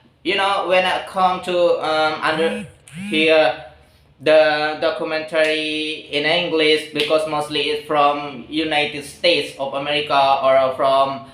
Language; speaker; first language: English; non-native, learner; Indonesian